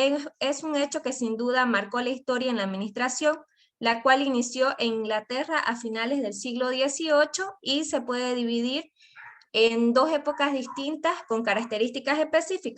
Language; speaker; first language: Spanish; native; Spanish